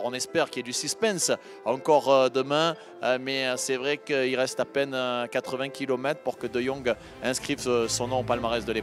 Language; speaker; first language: French; native; French